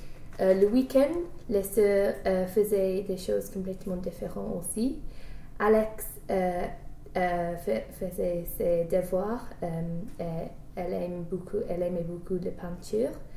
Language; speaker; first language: French; non-native, learner; English